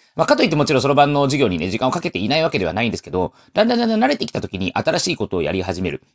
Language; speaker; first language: Japanese; non-native, fluent; Chinese